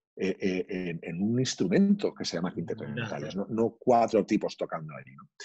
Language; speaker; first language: Spanish; non-native, local second language; Catalan